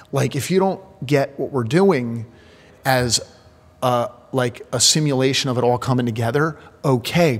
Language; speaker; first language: English; native; English